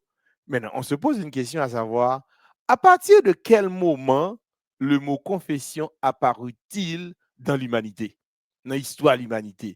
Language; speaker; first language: French; non-native, local second language; Haitian Creole